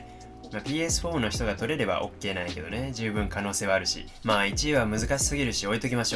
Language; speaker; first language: Japanese; native; Japanese